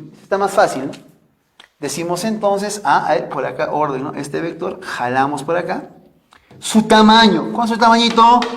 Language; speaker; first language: Spanish; native; Spanish